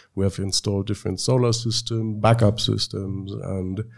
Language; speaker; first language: English; non-native, fluent; German